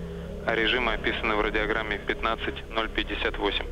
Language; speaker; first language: Russian; native; Russian